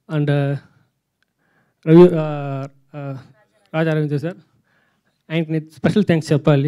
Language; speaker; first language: Telugu; non-native, fluent; Tamil